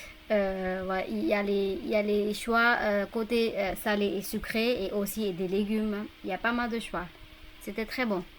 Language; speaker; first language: French; non-native, fluent; Burmese